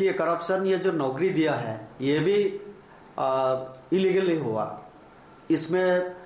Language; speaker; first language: Hindi; non-native, local second language; Bangla